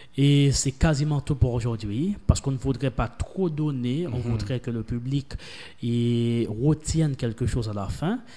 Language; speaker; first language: French; non-native, local second language; Haitian Creole